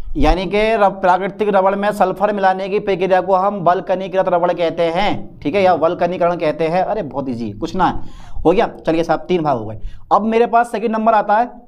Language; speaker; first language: Hindi; native; Hindi